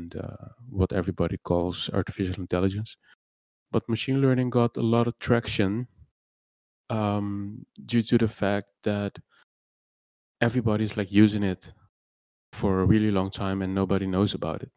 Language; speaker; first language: English; non-native, fluent; Papiamento